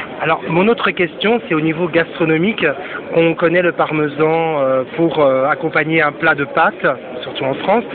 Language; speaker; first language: French; native; French